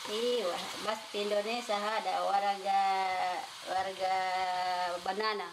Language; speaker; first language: Arabic; non-native, learner; Indonesian